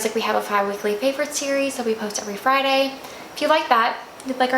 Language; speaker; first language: English; native; English